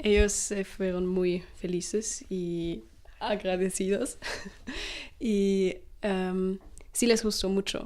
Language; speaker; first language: Spanish; non-native, fluent; German